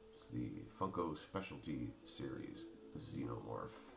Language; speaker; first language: English; native; English